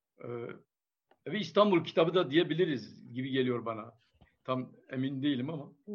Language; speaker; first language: Turkish; non-native, local second language; Kurdish